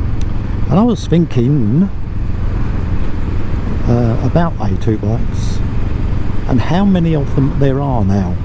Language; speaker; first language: English; native; English